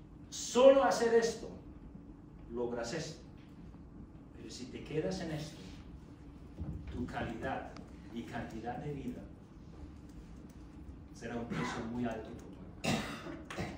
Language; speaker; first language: Spanish; non-native, fluent; German